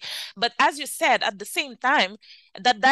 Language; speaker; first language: English; non-native, fluent; Wolof